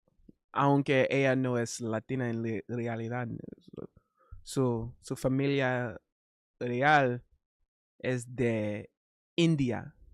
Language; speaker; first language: Spanish; non-native, learner; English